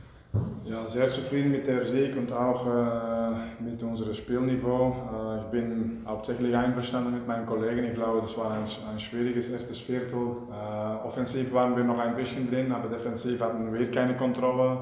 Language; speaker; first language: German; non-native, fluent; Dutch